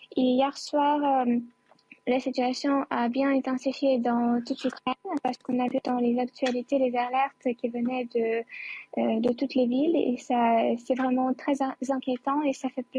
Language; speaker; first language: French; non-native, fluent; Ukrainian